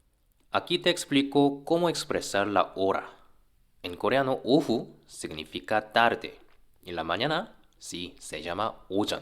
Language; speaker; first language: Spanish; non-native, fluent; Korean